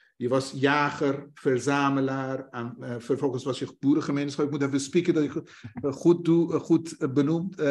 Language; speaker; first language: Dutch; non-native, fluent; Persian